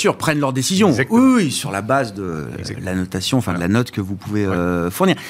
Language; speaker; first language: French; native; French